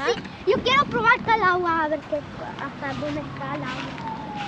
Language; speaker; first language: Spanish; early bilingual, other home language; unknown